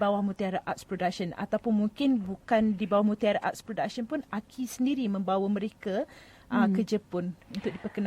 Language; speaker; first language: Malay; native; Malay